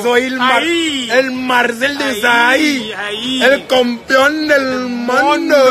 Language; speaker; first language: Spanish; non-native, fluent; French